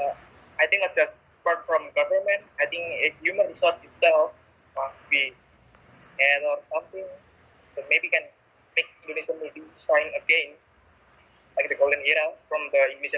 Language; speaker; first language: English; non-native, learner; Indonesian